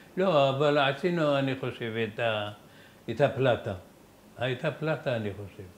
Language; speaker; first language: Hebrew; non-native, fluent; Arabic